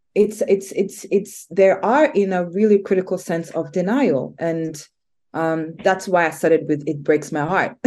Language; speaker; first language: English; non-native, local second language; Kinyarwanda